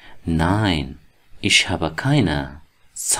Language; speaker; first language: German; non-native, learner; Persian